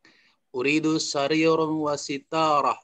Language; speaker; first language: Arabic; non-native, learner; Indonesian